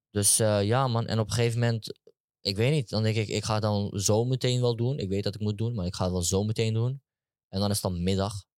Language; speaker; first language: Dutch; early bilingual, other home language; Turkish